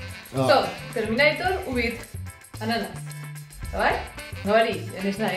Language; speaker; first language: Russian; non-native, learner; Spanish